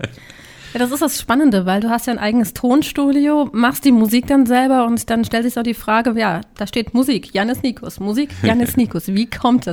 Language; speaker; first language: German; native; German